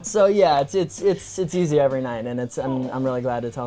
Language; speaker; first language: English; native; English